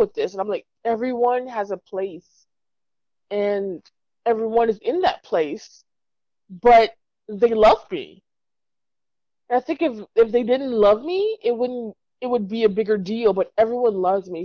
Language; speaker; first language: English; native; English